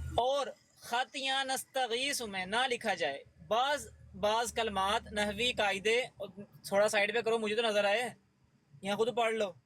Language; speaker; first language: Urdu; native; Urdu